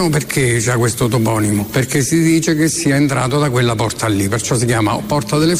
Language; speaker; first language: Italian; native; Italian